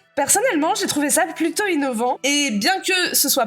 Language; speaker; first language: French; native; French